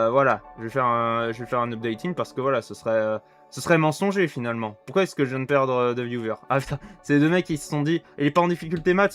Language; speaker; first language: French; native; French